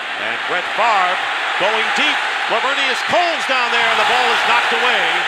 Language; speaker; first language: English; native; English